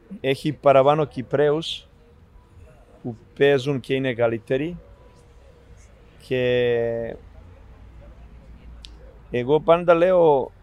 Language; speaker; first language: Greek; non-native, learner; Serbian